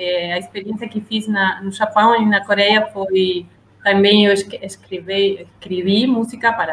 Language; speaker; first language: Portuguese; non-native, learner; Spanish